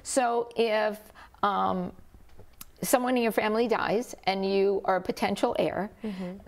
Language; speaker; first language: English; native; English